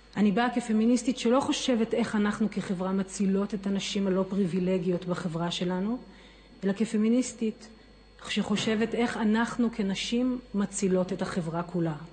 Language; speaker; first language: Hebrew; native; Hebrew